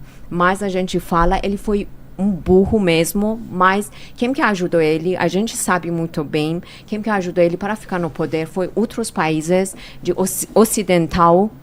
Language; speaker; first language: Portuguese; non-native, fluent; Persian